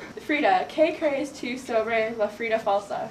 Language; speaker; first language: Spanish; non-native, learner; English